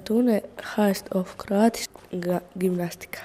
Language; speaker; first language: German; non-native, learner; Croatian